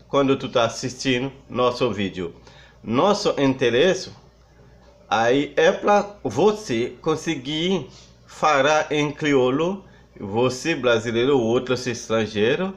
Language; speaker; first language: Portuguese; non-native, fluent; Haitian Creole